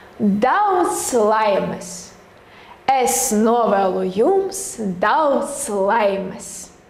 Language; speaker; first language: Latvian; non-native, local second language; Russian